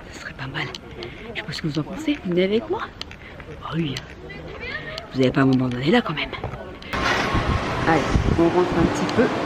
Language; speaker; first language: French; native; French